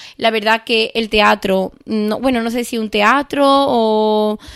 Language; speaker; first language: Spanish; native; Spanish